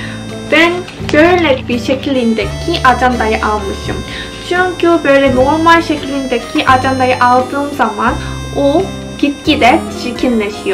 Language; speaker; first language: Turkish; non-native, fluent; Korean